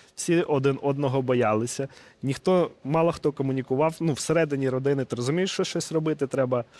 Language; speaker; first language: Ukrainian; non-native, local second language; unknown